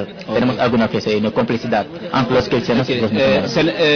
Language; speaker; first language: Spanish; non-native, fluent; Wolof